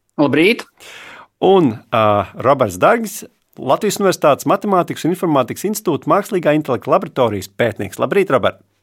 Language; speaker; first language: Latvian; native; Latvian